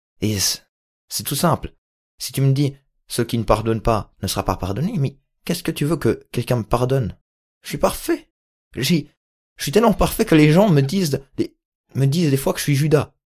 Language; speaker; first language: French; native; French